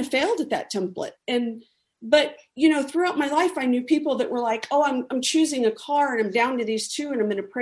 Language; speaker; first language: English; native; English